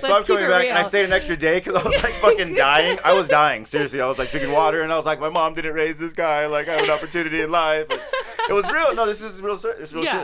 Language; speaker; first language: English; native; English